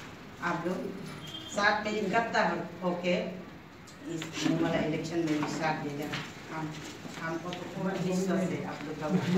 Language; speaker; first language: Hindi; non-native, local second language; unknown